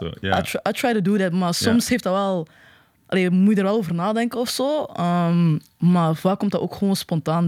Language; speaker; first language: Dutch; native; Dutch